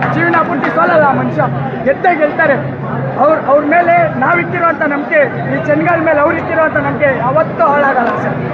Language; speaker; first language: Kannada; native; Kannada